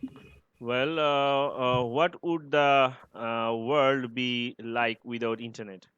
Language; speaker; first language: English; non-native, learner; Bangla